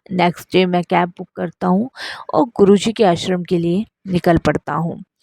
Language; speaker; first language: Hindi; native; Hindi